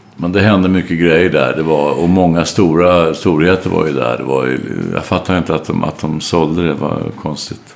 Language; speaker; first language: Swedish; native; Swedish